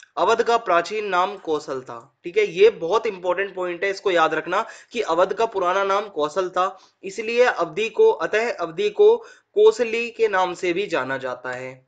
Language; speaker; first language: Hindi; native; Hindi